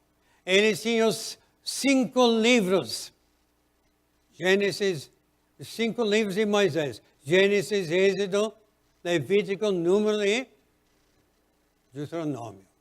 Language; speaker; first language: Portuguese; non-native, fluent; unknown